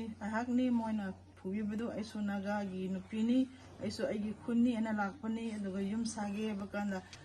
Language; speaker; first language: Manipuri; non-native, local second language; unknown